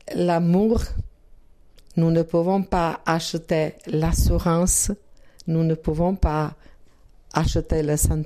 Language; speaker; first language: French; non-native, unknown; Croatian